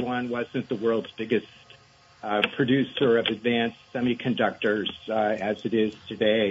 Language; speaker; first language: English; native; English